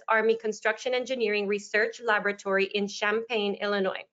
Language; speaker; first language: English; native; English